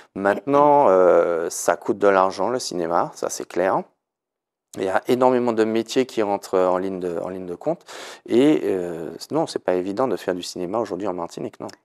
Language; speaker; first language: French; native; French